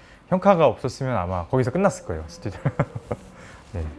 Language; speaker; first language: Korean; native; Korean